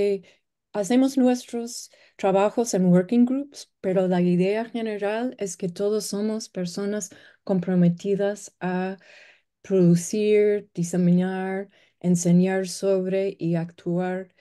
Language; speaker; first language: Spanish; non-native, fluent; English